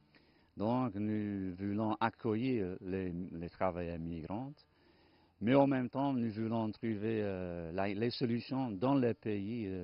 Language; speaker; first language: French; non-native, fluent; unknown